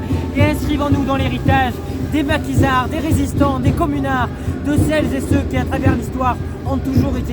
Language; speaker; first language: French; native; French